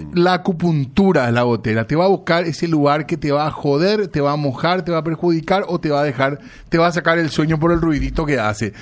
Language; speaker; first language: Spanish; native; Spanish